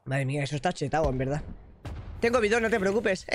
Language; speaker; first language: Spanish; native; Spanish